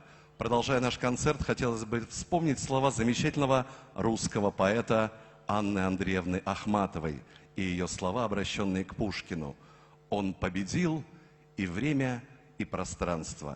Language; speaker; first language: Russian; native; Russian